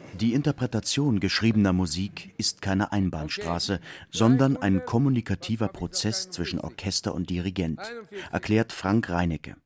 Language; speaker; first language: German; native; German